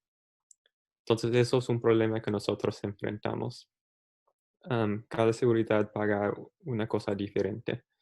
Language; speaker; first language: Spanish; early bilingual, heritage; Spanish